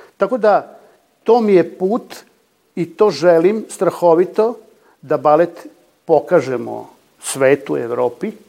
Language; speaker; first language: Serbian; native; Serbian